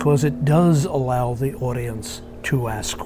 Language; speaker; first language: English; native; English